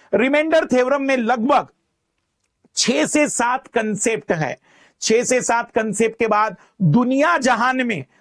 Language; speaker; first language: Hindi; native; Hindi